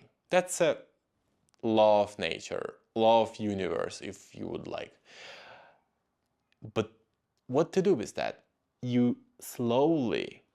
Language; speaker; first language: English; non-native, fluent; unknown